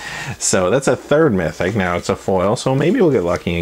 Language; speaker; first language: English; native; English